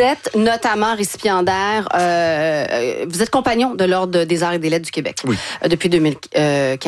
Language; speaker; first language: French; native; French